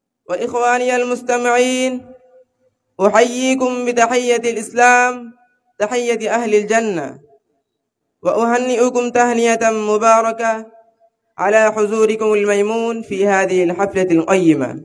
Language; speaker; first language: Arabic; non-native, learner; Bangla